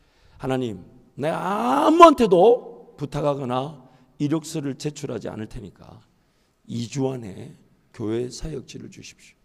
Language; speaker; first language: Korean; native; Korean